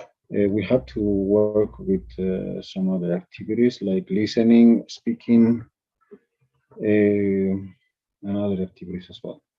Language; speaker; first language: English; non-native, fluent; Spanish